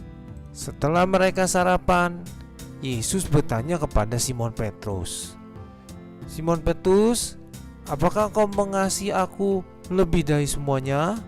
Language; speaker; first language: Indonesian; native; Indonesian